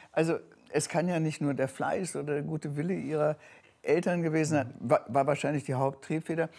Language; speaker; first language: German; native; German